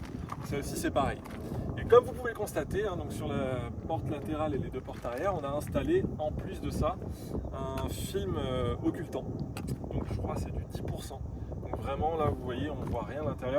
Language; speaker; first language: French; native; French